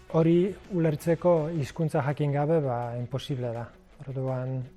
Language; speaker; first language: Basque; non-native, learner; Polish